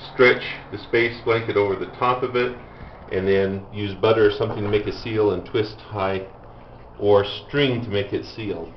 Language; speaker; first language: English; native; English